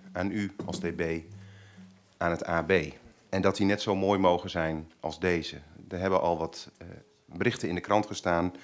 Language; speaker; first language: Dutch; native; Dutch